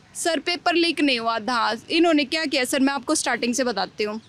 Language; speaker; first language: Hindi; native; Hindi